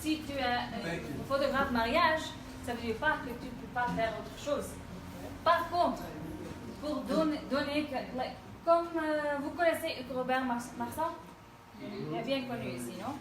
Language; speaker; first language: French; non-native, fluent; Dutch